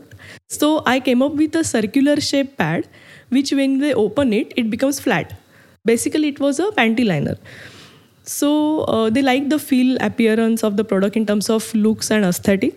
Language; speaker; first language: English; non-native, local second language; Marathi